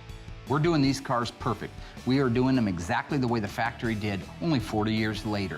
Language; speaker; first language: English; native; English